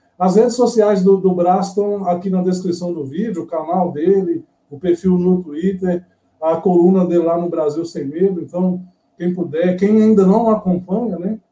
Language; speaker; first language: Portuguese; native; Portuguese